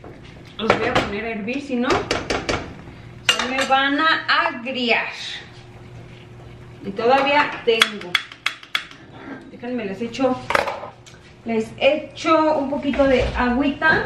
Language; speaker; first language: Spanish; native; Spanish